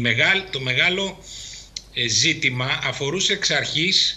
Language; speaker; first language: Greek; native; Greek